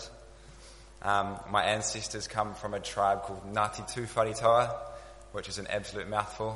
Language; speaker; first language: English; native; English